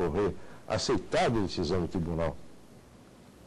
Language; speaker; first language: Portuguese; native; Portuguese